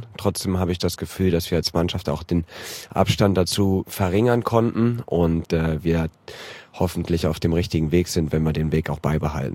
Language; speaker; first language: German; native; German